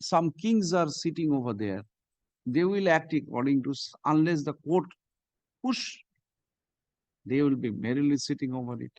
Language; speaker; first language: English; non-native, local second language; Bangla